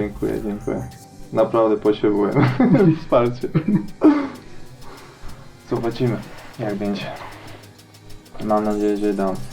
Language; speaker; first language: Polish; non-native, learner; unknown